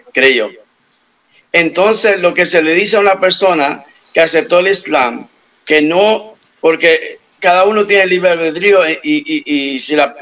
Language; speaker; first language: Spanish; native; Spanish